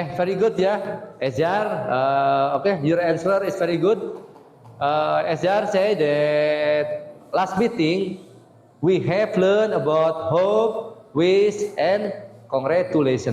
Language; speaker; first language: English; non-native, fluent; Indonesian